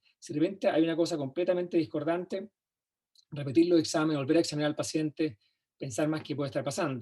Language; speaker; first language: Spanish; native; Spanish